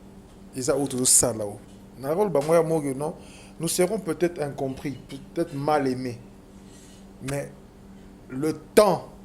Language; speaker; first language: French; non-native, local second language; Lingala